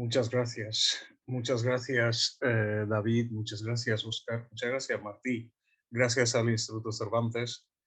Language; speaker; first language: Spanish; non-native, fluent; Bangla